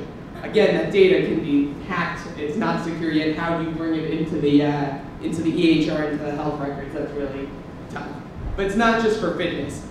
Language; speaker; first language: English; native; English